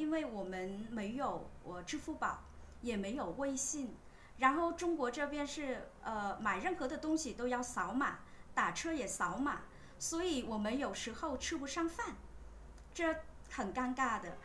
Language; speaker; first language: Chinese; non-native, fluent; Vietnamese